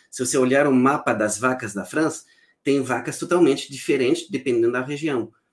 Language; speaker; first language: Portuguese; non-native, fluent; French